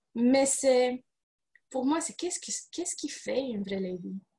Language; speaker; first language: French; non-native, fluent; Romanian